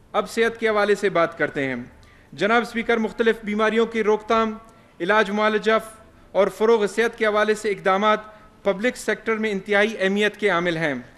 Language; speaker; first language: Urdu; non-native, local second language; Baluchi